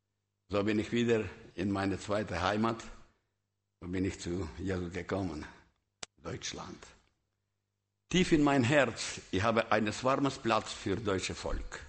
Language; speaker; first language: German; non-native, learner; Russian